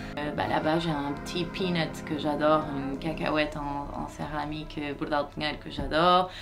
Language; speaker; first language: French; non-native, fluent; Portuguese